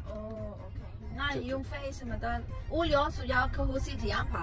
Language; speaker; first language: Chinese; non-native, learner; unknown